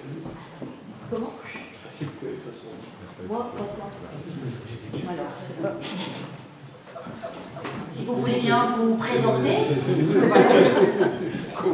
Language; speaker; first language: French; native; French